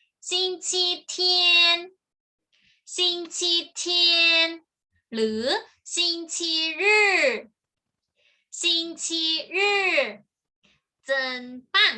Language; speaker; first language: Chinese; non-native, fluent; Thai